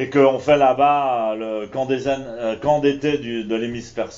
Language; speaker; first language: French; native; French